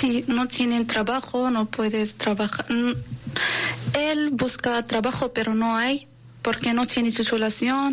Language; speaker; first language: Spanish; non-native, learner; Arabic